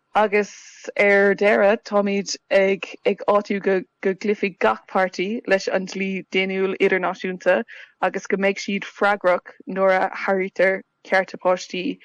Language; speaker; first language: Irish; non-native, local second language; English